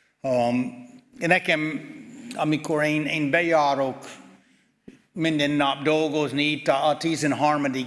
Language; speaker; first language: Hungarian; non-native, fluent; English